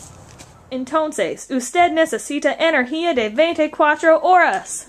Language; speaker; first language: Spanish; non-native, learner; English